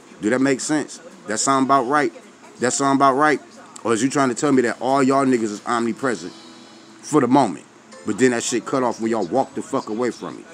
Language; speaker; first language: English; native; English